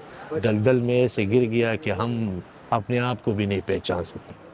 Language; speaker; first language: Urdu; non-native, fluent; Pashto